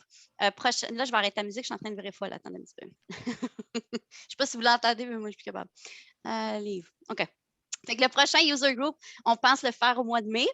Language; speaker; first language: French; native; French